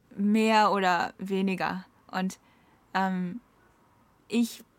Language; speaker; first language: German; non-native, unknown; Japanese